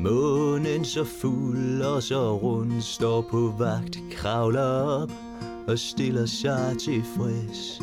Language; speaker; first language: Danish; native; Danish